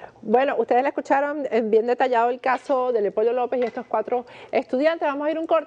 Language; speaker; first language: Spanish; native; Spanish